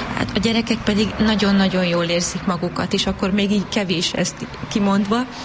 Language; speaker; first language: Hungarian; native; Hungarian